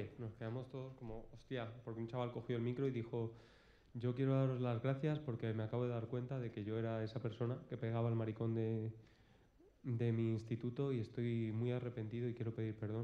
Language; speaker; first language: Spanish; native; Spanish